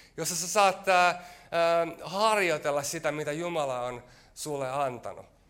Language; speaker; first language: Finnish; native; Finnish